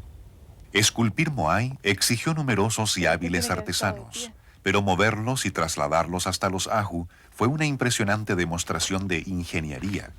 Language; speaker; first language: Spanish; native; Spanish